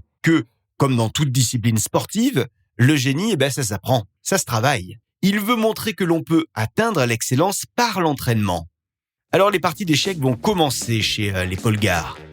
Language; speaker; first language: French; native; French